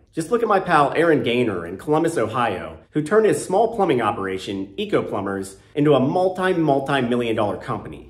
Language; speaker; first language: English; native; English